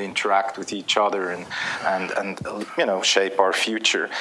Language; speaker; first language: English; non-native, fluent; German